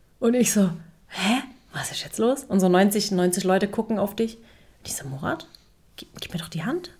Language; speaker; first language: German; early bilingual, other home language; Turkish